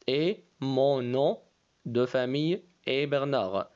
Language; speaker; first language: French; non-native, fluent; Arabic